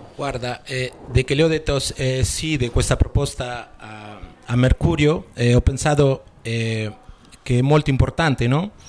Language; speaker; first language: Italian; non-native, learner; Spanish